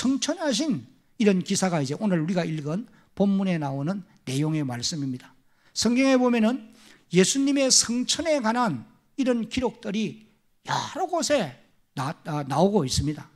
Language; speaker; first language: Korean; native; Korean